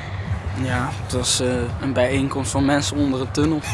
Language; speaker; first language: Dutch; native; Dutch